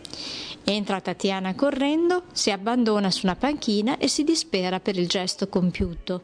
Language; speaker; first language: Italian; native; Italian